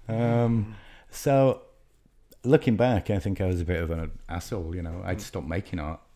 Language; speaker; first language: English; native; English